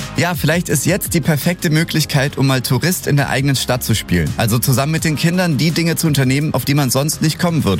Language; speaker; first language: German; native; German